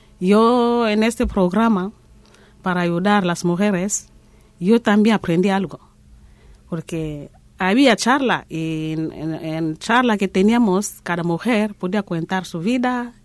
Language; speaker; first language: Spanish; non-native, learner; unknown